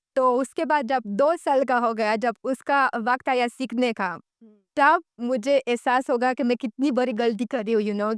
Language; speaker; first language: Urdu; non-native, fluent; Romanian